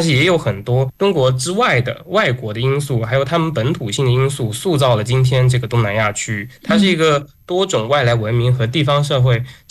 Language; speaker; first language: Chinese; native; Chinese